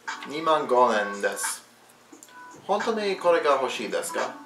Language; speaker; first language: Japanese; non-native, learner; English